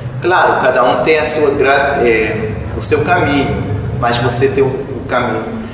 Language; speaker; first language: Portuguese; non-native, local second language; Kabuverdianu